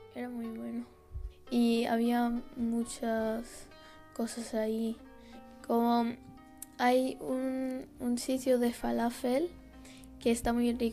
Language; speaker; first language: Spanish; early bilingual, other home language; Arabic